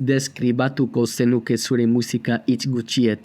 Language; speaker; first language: Basque; non-native, learner; English